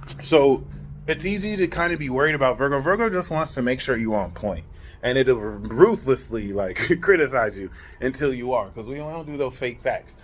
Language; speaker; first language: English; native; English